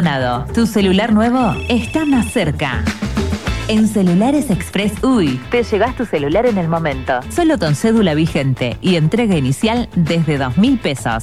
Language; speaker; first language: Spanish; native; Spanish